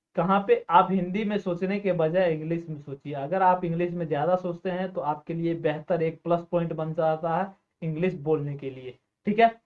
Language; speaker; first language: Hindi; native; Hindi